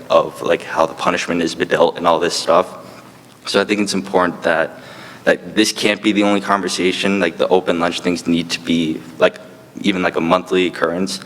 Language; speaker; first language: English; native; English